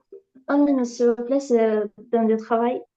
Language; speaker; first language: French; non-native, learner; Ukrainian